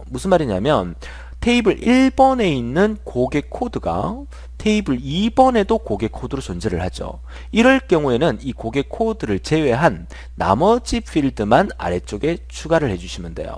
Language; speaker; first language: Korean; native; Korean